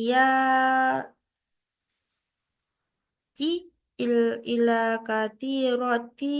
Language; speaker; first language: Arabic; non-native, learner; Indonesian